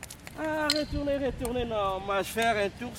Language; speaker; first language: French; non-native, local second language; Portuguese